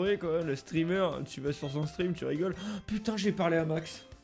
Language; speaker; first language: French; native; French